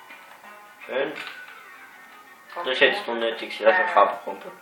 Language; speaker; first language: German; native; German